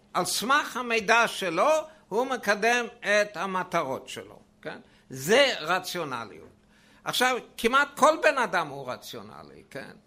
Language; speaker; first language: Hebrew; non-native, fluent; German